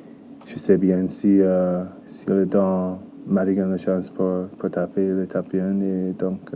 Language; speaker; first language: French; non-native, learner; English